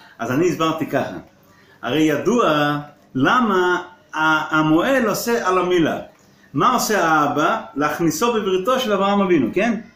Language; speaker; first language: Hebrew; non-native, local second language; Yiddish